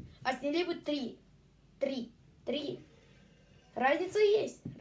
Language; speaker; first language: Russian; native; Russian